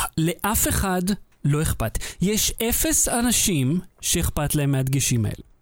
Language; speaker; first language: Hebrew; early bilingual, other home language; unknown